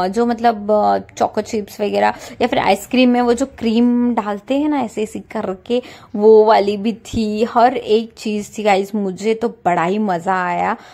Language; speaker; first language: Hindi; non-native, local second language; Marathi